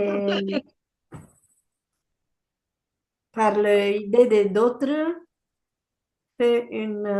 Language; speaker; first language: French; non-native, learner; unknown